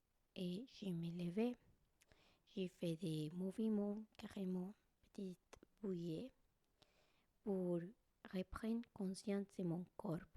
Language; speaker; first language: French; non-native, learner; Spanish